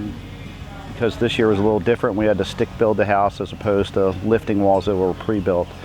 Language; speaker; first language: English; native; English